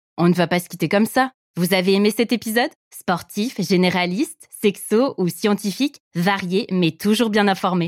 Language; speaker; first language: French; native; French